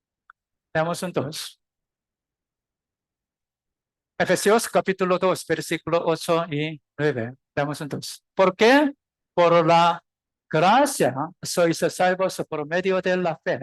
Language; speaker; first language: Spanish; non-native, learner; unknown